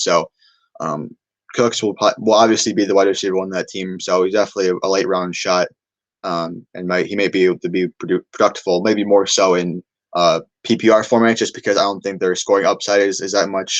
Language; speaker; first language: English; native; English